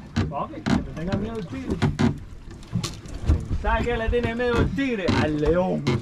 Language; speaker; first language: Spanish; early bilingual, heritage; Spanish